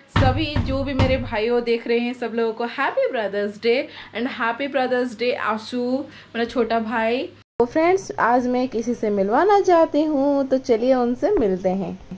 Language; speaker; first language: Hindi; non-native, local second language; Odia